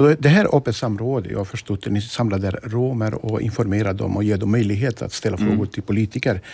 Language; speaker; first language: Swedish; non-native, fluent; Romany